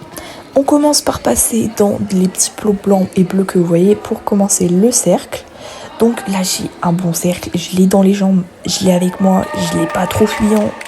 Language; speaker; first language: French; native; French